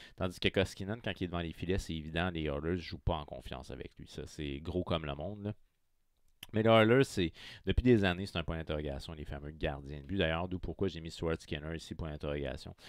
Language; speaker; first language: French; native; French